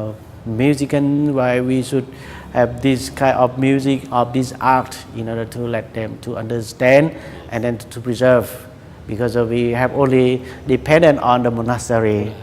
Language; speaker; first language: English; non-native, learner; Khmer